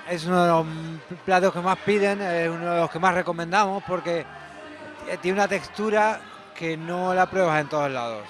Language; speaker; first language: Spanish; native; Spanish